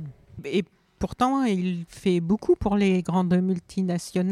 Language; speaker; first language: French; native; French